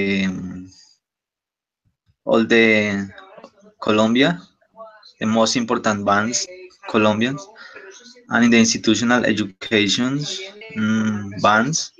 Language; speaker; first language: English; non-native, learner; Spanish